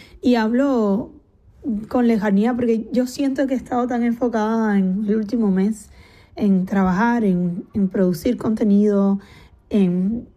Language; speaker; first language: Spanish; native; Spanish